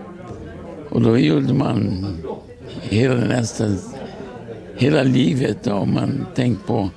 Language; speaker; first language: Swedish; early bilingual, other home language; Portuguese